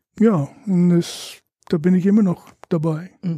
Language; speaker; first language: German; non-native, fluent; English